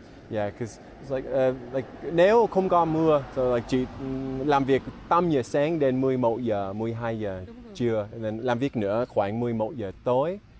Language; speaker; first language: Vietnamese; non-native, learner; English